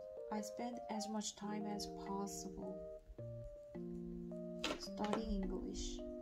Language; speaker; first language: English; non-native, learner; Korean